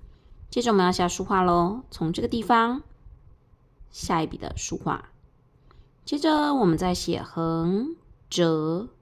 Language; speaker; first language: Chinese; native; Chinese